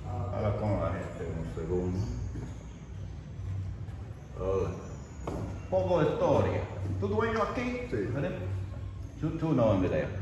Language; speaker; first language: Spanish; non-native, learner; English